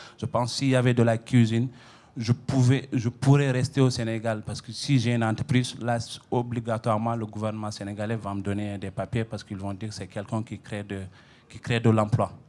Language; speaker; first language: French; non-native, local second language; Fula